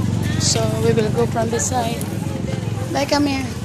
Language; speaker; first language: English; non-native, local second language; Cebuano